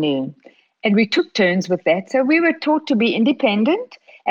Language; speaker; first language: English; native; English